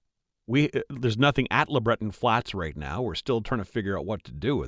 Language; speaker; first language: English; native; English